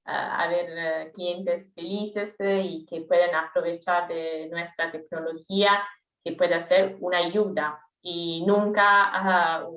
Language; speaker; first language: Spanish; non-native, fluent; Italian